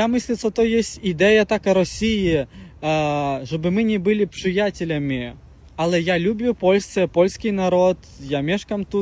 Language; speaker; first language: Polish; non-native, learner; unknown